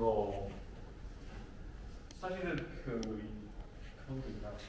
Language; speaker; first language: Korean; non-native, learner; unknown